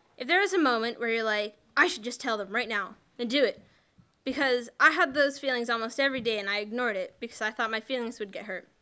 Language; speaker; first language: English; native; English